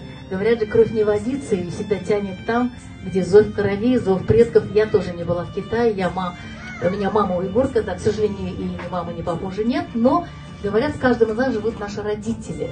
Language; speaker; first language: Russian; native; Russian